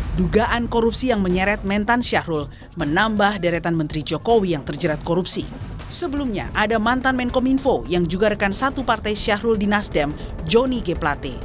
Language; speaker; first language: Indonesian; native; Indonesian